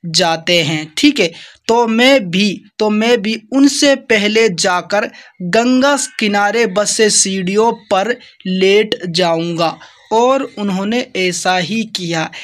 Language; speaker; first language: Hindi; native; Hindi